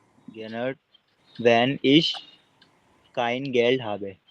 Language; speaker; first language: German; non-native, learner; Hindi